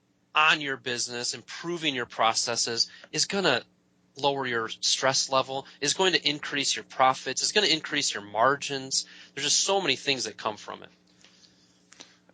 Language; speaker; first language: English; native; English